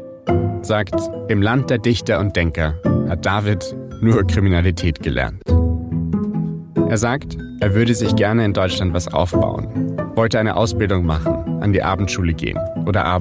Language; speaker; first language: German; native; German